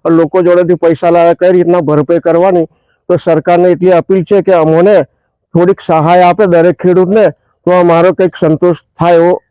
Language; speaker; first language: Gujarati; native; Gujarati